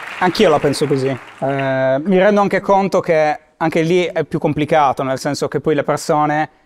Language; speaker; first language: Italian; native; Italian